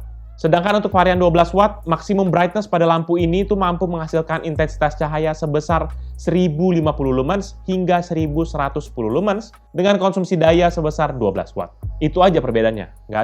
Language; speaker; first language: Indonesian; native; Indonesian